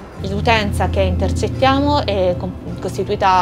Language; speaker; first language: Italian; native; Italian